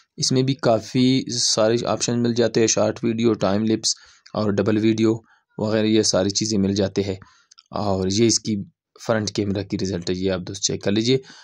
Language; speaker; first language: Urdu; non-native, local second language; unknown